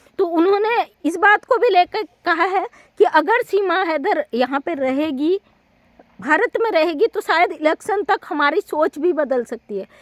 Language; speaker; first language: Hindi; native; Hindi